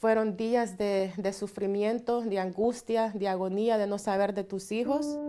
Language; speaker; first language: Spanish; native; Spanish